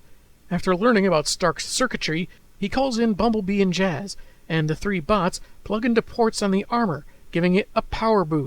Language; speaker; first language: English; native; English